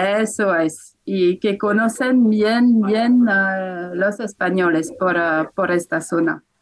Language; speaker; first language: Spanish; non-native, fluent; French